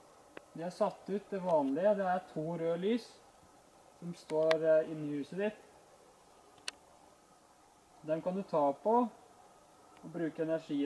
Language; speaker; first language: Norwegian; native; Norwegian